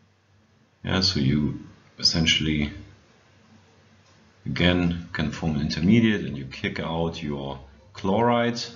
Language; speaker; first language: English; non-native, fluent; German